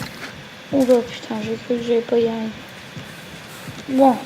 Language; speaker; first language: French; native; French